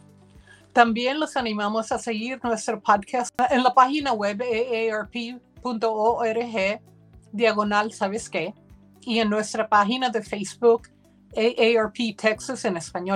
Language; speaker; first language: Spanish; early bilingual, heritage; Spanish